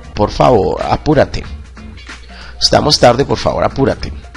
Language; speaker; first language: Spanish; native; Spanish